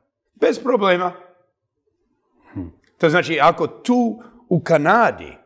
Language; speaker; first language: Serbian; early bilingual, heritage; Serbian